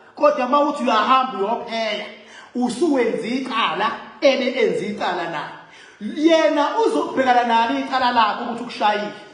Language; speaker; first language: Zulu; native; Zulu